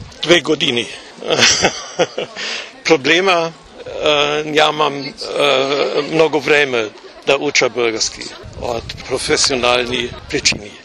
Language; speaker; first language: Bulgarian; non-native, learner; German